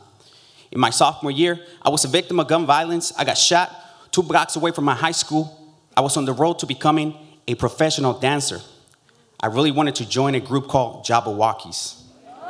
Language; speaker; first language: English; early bilingual, other home language; Spanish